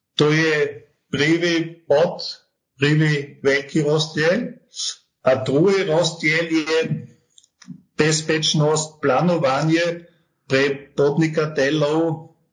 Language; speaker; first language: Slovak; non-native, learner; German